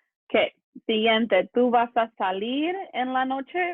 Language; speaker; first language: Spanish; early bilingual, other home language; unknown